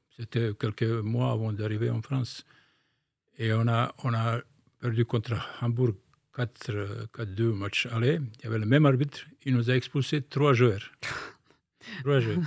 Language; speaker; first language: French; non-native, fluent; Bosnian